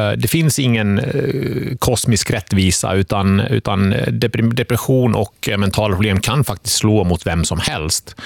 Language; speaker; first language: Swedish; early bilingual, other home language; Finnish